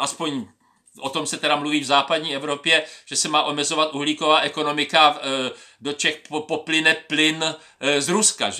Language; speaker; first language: Czech; native; Czech